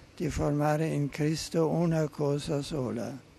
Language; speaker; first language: Italian; non-native, fluent; German